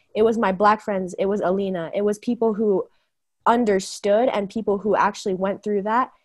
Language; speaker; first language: English; early bilingual, other home language; Chinese